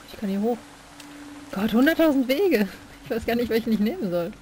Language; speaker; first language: German; native; German